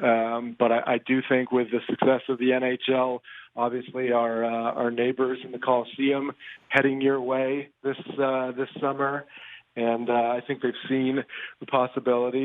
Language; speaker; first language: English; native; English